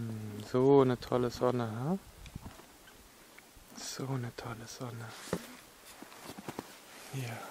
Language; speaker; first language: German; native; German